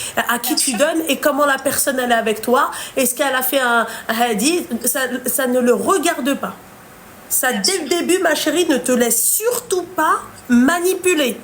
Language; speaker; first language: French; native; French